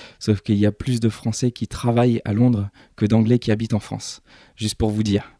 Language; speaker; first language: French; early bilingual, other home language; English